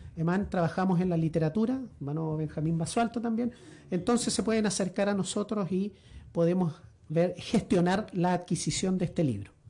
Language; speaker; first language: Spanish; native; Spanish